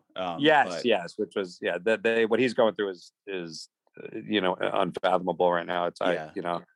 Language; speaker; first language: English; native; English